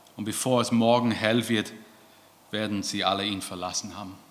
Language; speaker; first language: German; non-native, fluent; English